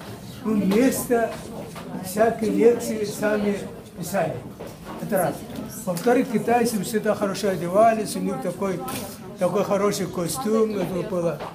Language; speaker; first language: Russian; non-native, local second language; Tuvinian